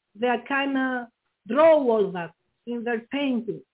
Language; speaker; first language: English; non-native, fluent; Greek